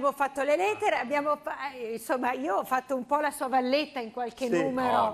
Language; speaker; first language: Italian; native; Italian